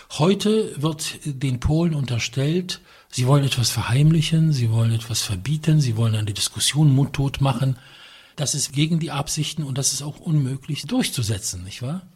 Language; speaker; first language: German; non-native, fluent; Polish